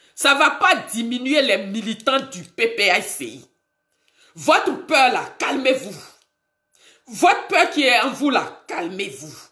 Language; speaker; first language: French; non-native, local second language; Baoulé